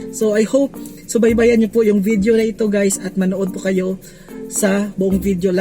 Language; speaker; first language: Filipino; non-native, local second language; Cebuano